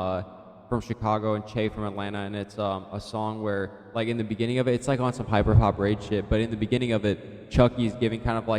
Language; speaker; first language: English; native; English